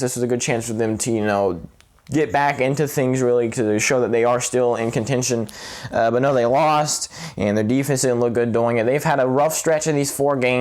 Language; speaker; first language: English; native; English